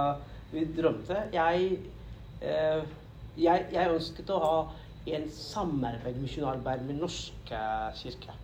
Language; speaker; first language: Norwegian; non-native, learner; Tamil